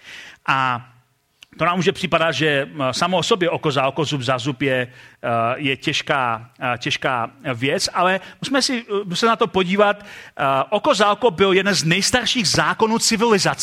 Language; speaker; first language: Czech; native; Czech